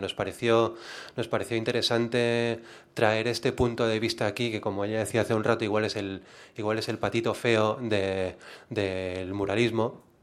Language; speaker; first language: Spanish; non-native, local second language; Catalan